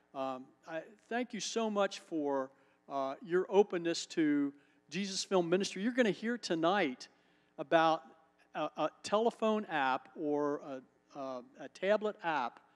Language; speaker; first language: English; native; English